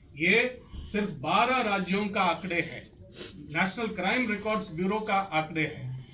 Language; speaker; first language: Hindi; non-native, local second language; Malayalam